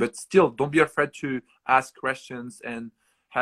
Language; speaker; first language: English; non-native, fluent; French